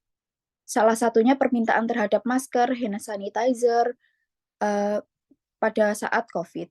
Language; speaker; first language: Indonesian; native; Indonesian